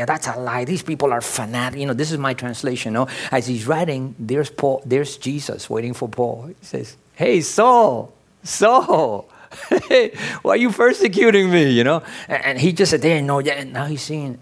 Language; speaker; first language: English; early bilingual, other home language; Spanish